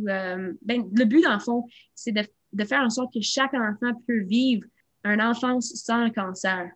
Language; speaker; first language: French; non-native, local second language; English